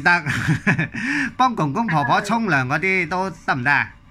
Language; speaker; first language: Cantonese; native; Cantonese